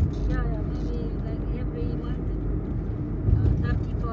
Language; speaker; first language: English; non-native, learner; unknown